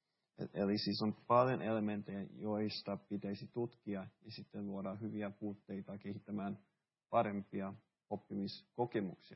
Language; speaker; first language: Finnish; early bilingual, heritage; Finnish